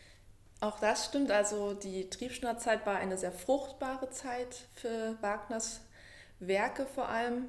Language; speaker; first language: German; native; German